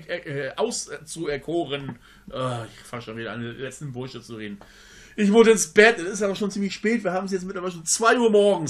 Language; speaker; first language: German; native; German